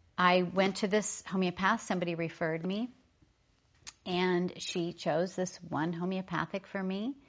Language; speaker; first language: English; native; English